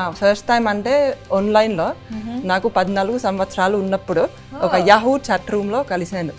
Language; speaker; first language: Telugu; non-native, fluent; Finnish